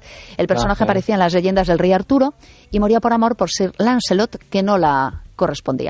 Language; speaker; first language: Spanish; native; Spanish